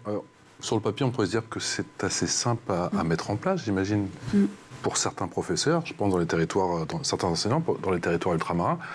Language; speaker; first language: French; native; French